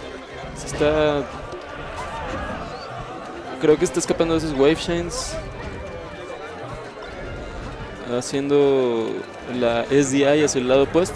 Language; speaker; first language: Spanish; native; Spanish